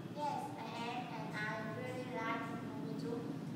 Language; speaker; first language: English; non-native, learner; Vietnamese